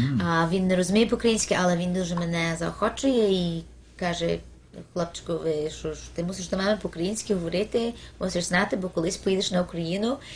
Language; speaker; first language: Ukrainian; early bilingual, heritage; Ukrainian